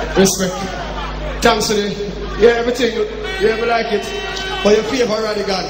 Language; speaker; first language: English; non-native, local second language; Jamaican Creole English